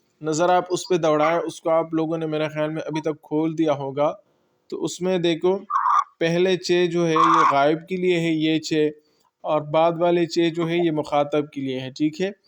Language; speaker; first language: Urdu; non-native, local second language; Pashto